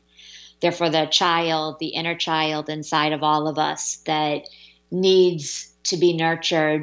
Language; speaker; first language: English; native; English